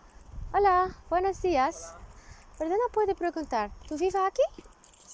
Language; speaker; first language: Spanish; non-native, learner; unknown